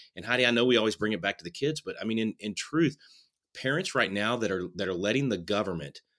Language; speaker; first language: English; native; English